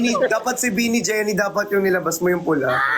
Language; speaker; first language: Filipino; native; Filipino